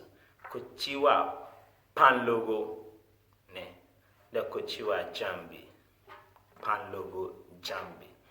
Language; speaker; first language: Japanese; non-native, fluent; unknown